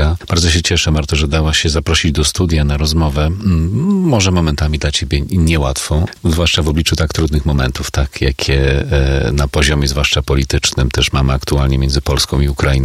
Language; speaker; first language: Polish; native; Polish